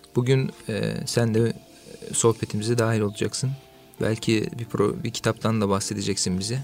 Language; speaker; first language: Turkish; native; Turkish